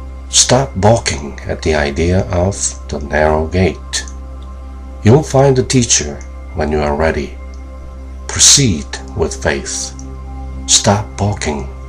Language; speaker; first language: English; non-native, fluent; Korean